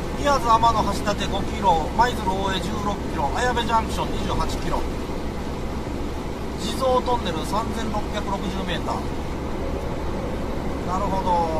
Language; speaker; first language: Japanese; native; Japanese